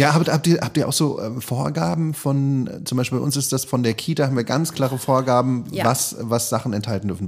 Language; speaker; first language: German; native; German